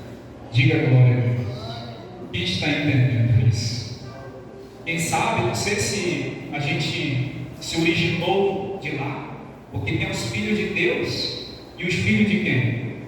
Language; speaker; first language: Portuguese; native; Portuguese